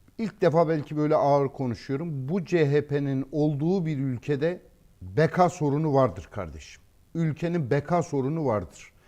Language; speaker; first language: Turkish; native; Turkish